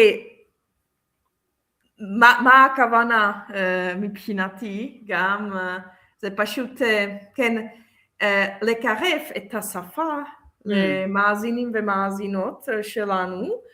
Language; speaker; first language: Hebrew; non-native, fluent; Czech